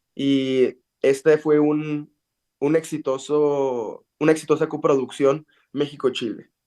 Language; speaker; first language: Spanish; early bilingual, heritage; Spanish